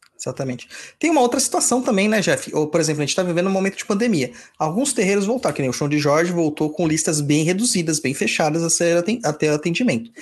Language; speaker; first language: Portuguese; native; Portuguese